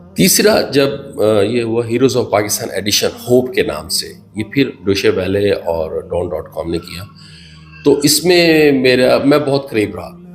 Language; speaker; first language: Urdu; non-native, local second language; Punjabi